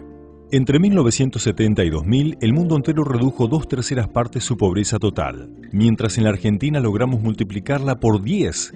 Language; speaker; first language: Spanish; native; Spanish